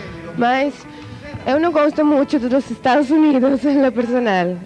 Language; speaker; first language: Portuguese; non-native, learner; Spanish